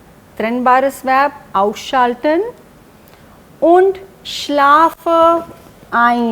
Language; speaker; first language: German; non-native, fluent; Hindi